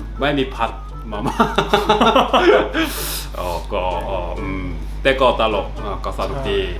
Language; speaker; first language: Thai; non-native, learner; Korean